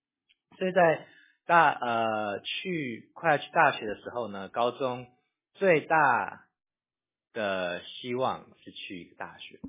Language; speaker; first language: Chinese; early bilingual, heritage; English